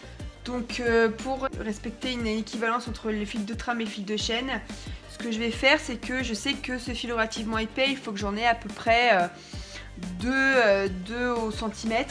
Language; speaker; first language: French; native; French